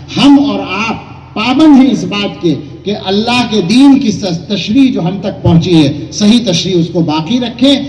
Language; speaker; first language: Urdu; native; Urdu